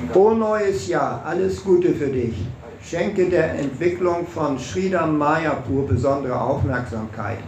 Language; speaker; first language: English; non-native, fluent; German